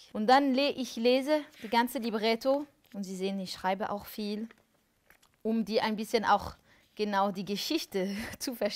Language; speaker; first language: German; non-native, fluent; French